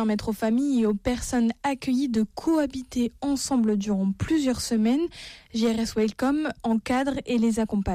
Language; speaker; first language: French; native; French